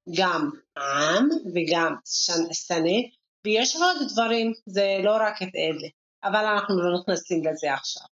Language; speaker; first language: Hebrew; non-native, local second language; Arabic